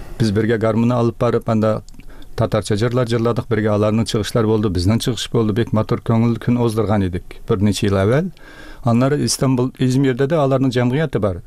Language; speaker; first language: Tatar; early bilingual, heritage; Tatar